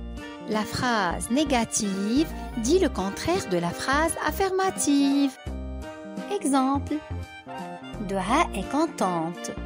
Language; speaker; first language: French; non-native, local second language; Arabic